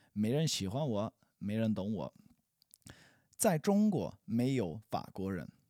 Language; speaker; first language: Chinese; non-native, learner; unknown